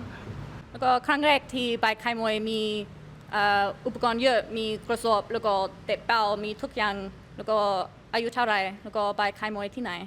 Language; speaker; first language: Thai; non-native, learner; English